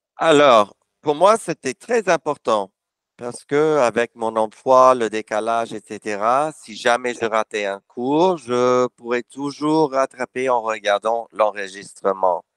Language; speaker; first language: French; non-native, fluent; English